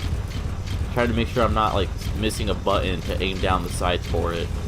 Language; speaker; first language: English; native; English